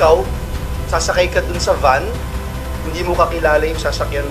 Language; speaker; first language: Filipino; native; Filipino